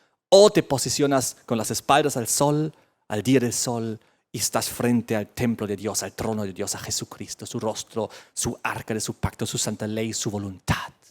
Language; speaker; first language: Spanish; native; Spanish